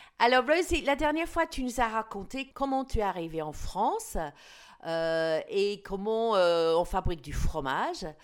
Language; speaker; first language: French; non-native, fluent; English